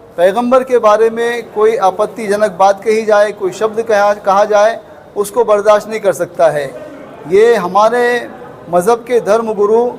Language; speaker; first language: Urdu; native; Urdu